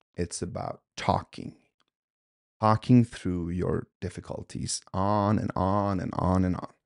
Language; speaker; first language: English; early bilingual, other home language; Swedish